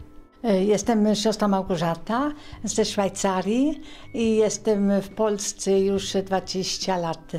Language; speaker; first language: Polish; non-native, fluent; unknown